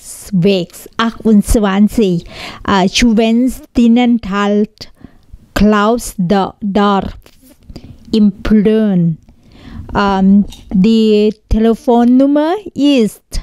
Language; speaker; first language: German; non-native, learner; Thai